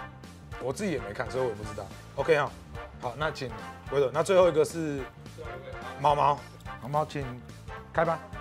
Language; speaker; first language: Chinese; native; Chinese